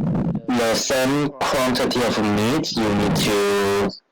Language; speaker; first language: English; non-native, learner; Chinese